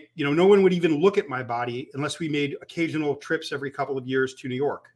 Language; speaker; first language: English; native; English